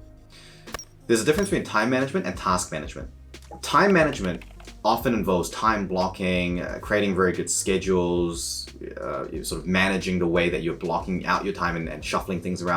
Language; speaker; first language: English; native; English